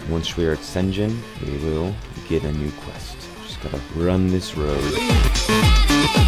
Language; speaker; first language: English; native; English